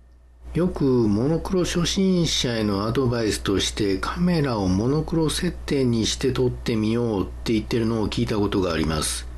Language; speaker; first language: Japanese; native; Japanese